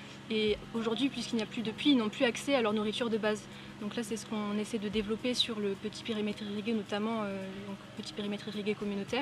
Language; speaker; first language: French; native; French